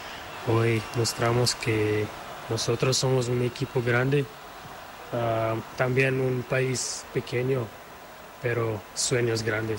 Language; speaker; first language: Spanish; non-native, learner; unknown